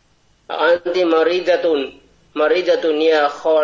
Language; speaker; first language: Arabic; non-native, learner; Indonesian